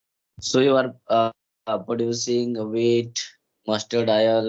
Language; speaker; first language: English; non-native, learner; Hindi